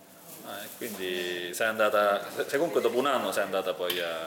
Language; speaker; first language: Italian; native; Italian